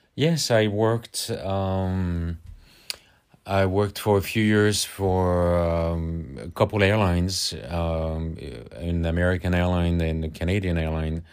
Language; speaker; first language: English; non-native, fluent; French